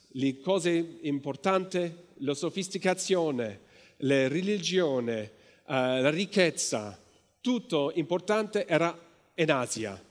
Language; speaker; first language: Italian; non-native, learner; English